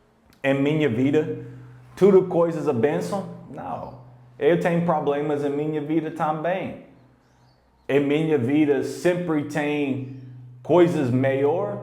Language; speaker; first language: Portuguese; non-native, learner; English